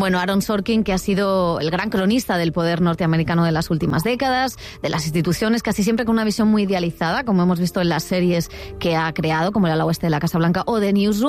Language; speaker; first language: Spanish; native; Spanish